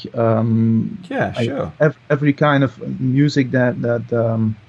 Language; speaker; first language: English; non-native, fluent; Dutch